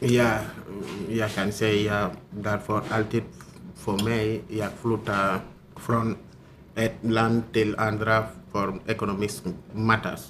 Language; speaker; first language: Swedish; non-native, learner; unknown